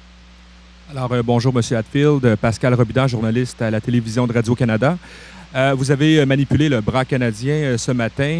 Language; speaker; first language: French; native; French